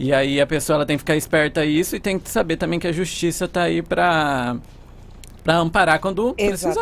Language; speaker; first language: Portuguese; native; Portuguese